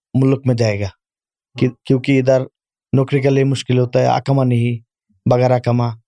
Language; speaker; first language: Urdu; non-native, learner; Bangla